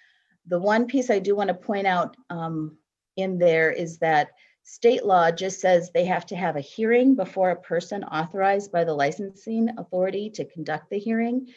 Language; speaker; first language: English; native; English